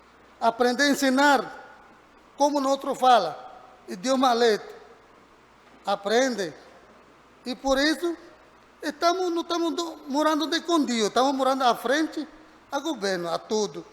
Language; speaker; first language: Portuguese; non-native, learner; Spanish